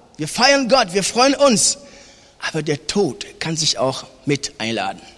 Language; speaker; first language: German; non-native, fluent; French